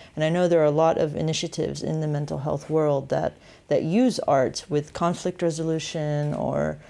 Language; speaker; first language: English; native; English